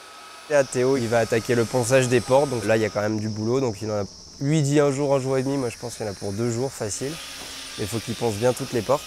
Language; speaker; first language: French; native; French